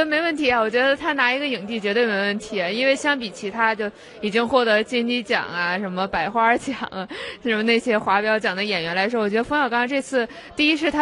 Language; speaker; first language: Chinese; native; Chinese